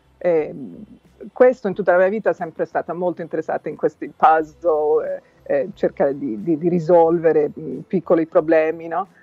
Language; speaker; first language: Italian; non-native, fluent; Swedish